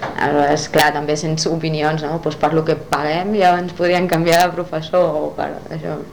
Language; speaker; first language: Catalan; non-native, local second language; Spanish